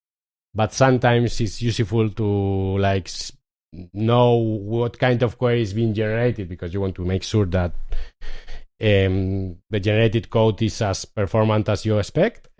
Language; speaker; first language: English; non-native, fluent; Spanish